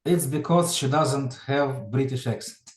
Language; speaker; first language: English; non-native, fluent; Ukrainian